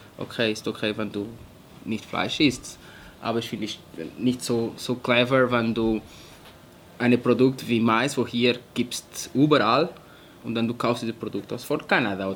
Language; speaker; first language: German; non-native, fluent; Portuguese